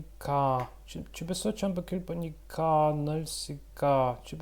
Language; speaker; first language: Korean; non-native, learner; Russian